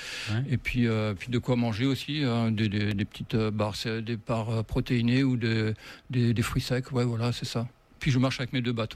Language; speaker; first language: French; native; French